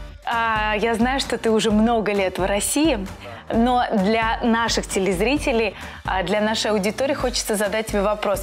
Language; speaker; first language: Russian; native; Russian